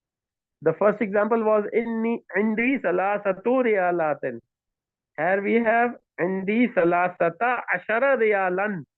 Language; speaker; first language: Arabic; non-native, fluent; Urdu